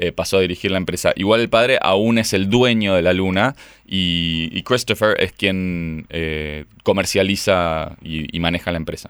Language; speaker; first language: Spanish; native; Spanish